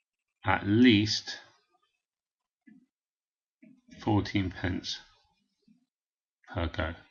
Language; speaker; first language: English; native; English